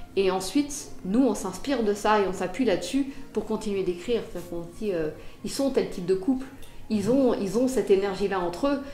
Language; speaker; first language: French; native; French